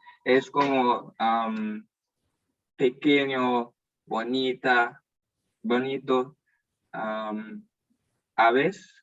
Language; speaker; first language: Spanish; non-native, learner; English